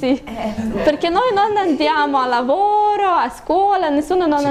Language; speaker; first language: Italian; non-native, learner; Russian